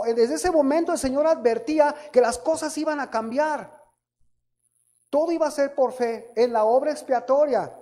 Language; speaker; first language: Spanish; native; Spanish